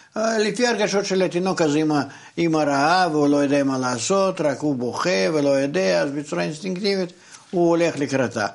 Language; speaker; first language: Hebrew; non-native, fluent; Russian